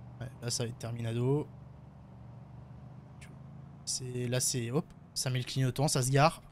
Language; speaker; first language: French; native; French